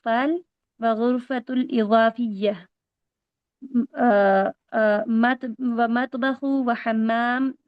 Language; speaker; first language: Arabic; non-native, learner; Urdu